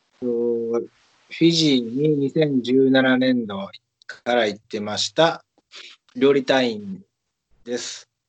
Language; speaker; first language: Japanese; native; Japanese